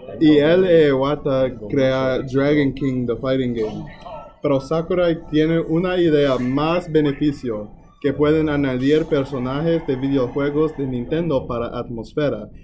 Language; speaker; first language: Spanish; non-native, learner; English